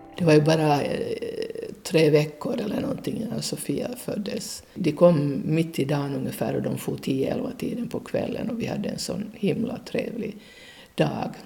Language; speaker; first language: Swedish; native; Swedish